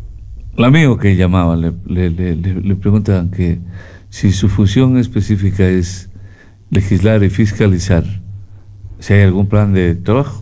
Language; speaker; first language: Spanish; native; Spanish